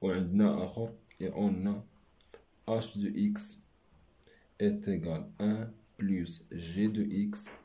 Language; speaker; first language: French; non-native, local second language; Arabic